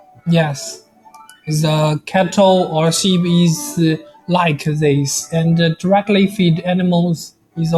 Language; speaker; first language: English; non-native, learner; Chinese